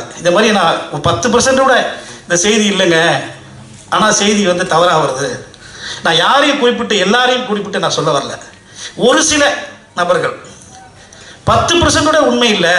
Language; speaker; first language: Tamil; native; Tamil